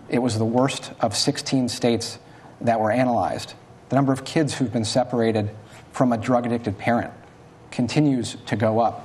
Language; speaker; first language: English; native; English